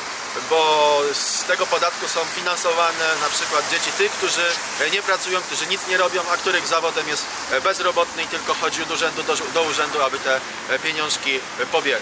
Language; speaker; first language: Polish; native; Polish